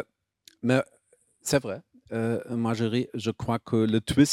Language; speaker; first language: French; non-native, fluent; German